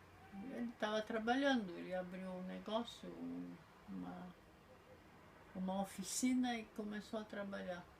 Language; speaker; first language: Portuguese; non-native, fluent; Polish